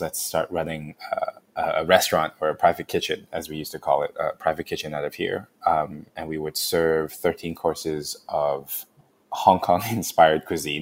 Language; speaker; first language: English; non-native, local second language; Cantonese